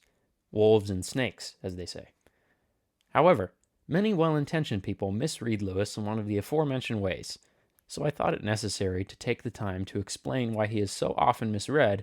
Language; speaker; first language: English; native; English